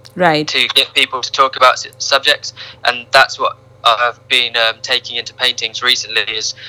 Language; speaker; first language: English; native; English